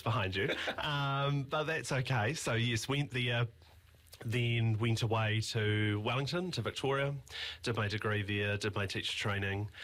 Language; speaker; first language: English; native; English